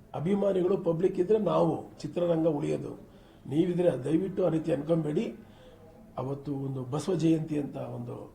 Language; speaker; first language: Kannada; native; Kannada